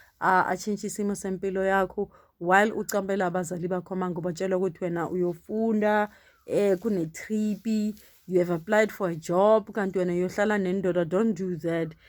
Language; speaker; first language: Zulu; non-native, local second language; Southern Sotho